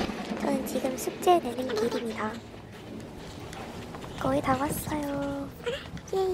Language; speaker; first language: Korean; non-native, learner; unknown